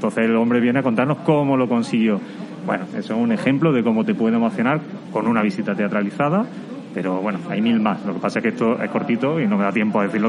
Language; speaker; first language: Spanish; native; Spanish